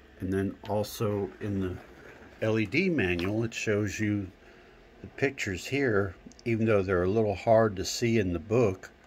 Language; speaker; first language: English; native; English